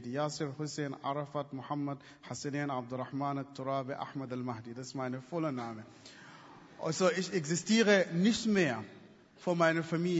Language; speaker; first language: German; non-native, fluent; Arabic